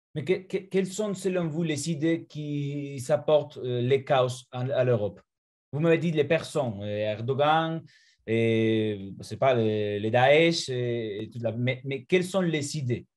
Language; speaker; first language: French; non-native, fluent; Spanish